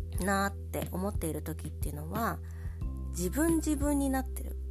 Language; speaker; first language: Japanese; native; Japanese